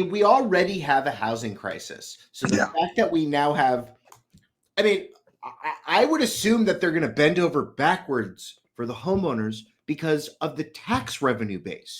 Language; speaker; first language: English; native; English